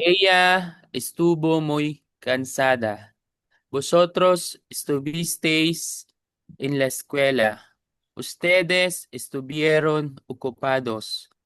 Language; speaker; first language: Spanish; non-native, learner; Filipino